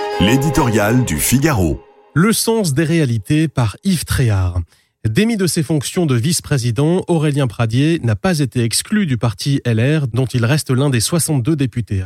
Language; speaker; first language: French; native; French